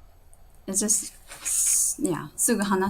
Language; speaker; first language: English; non-native, learner; Japanese